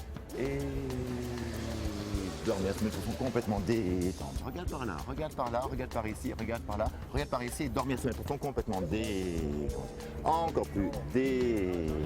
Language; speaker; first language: French; native; French